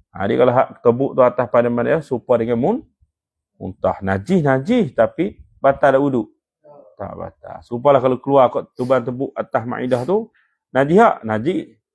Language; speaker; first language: Malay; native; Malay